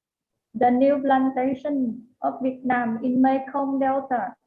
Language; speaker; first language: English; non-native, learner; Vietnamese